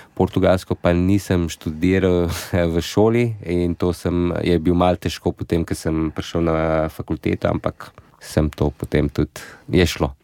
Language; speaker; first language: Slovenian; non-native, fluent; Portuguese